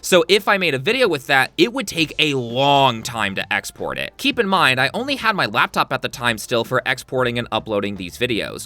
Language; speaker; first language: English; native; English